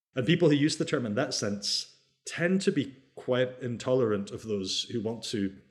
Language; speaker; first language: English; native; English